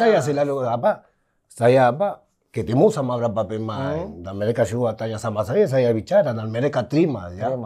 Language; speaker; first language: Indonesian; non-native, fluent; Spanish